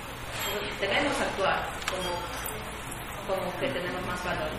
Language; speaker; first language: Spanish; native; Spanish